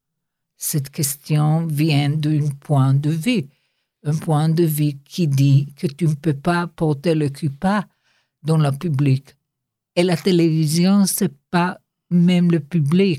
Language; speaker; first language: French; non-native, learner; Hebrew